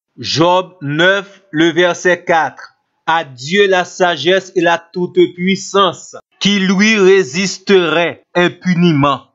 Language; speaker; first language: French; non-native, local second language; Haitian Creole